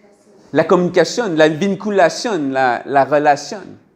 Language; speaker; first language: Spanish; non-native, learner; French